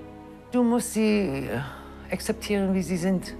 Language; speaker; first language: German; non-native, learner; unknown